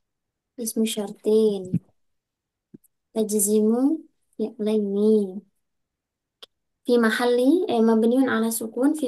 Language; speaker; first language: Arabic; non-native, fluent; Indonesian